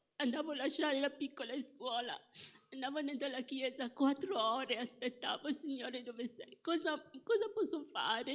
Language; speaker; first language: Italian; non-native, fluent; Morisyen